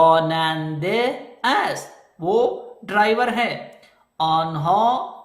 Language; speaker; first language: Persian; non-native, fluent; Urdu